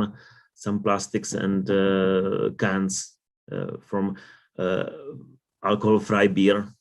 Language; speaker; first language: English; non-native, learner; Czech